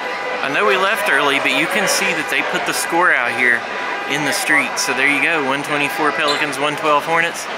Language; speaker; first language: English; native; English